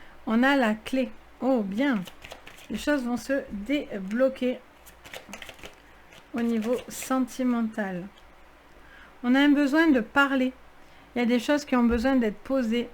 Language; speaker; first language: French; native; French